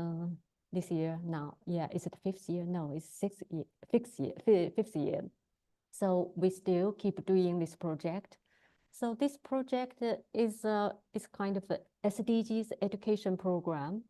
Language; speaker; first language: English; non-native, learner; Chinese